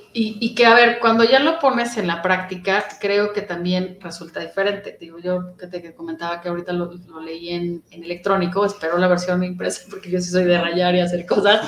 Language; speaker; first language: Spanish; native; Spanish